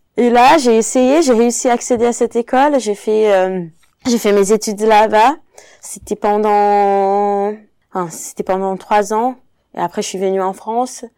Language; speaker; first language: French; non-native, fluent; Portuguese